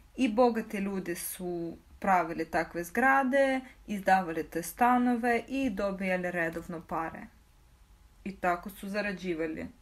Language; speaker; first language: Bosnian; non-native, fluent; Russian